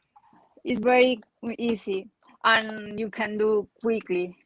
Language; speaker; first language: English; non-native, learner; Spanish